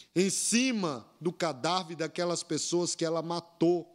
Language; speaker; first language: Portuguese; native; Portuguese